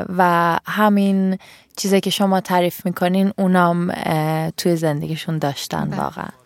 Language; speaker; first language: Persian; early bilingual, heritage; Persian